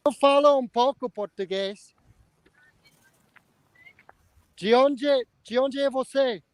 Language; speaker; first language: Portuguese; non-native, learner; English